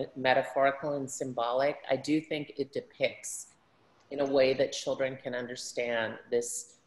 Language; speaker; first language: English; early bilingual, other home language; Spanish